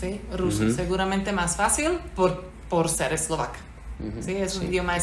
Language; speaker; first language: Spanish; non-native, fluent; Slovak